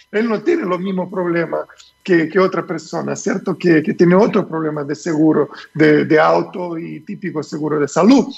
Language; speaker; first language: Spanish; non-native, fluent; Portuguese